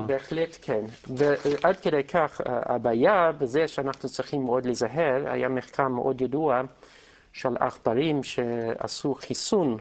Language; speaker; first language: Hebrew; non-native, fluent; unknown